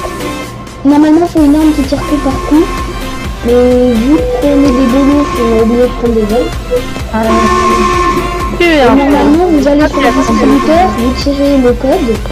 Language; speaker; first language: French; native; French